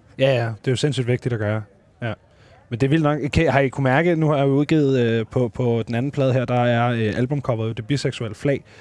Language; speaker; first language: Danish; native; Danish